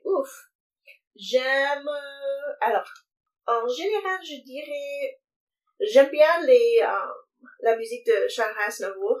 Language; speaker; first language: French; non-native, fluent; English